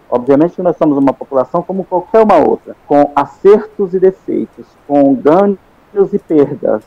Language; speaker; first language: Portuguese; native; Portuguese